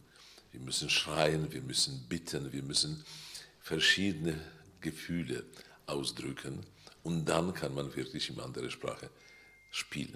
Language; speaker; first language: German; non-native, fluent; Polish